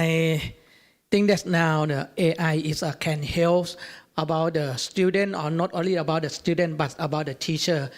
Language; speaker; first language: English; non-native, learner; Thai